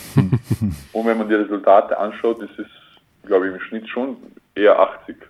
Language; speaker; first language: German; native; German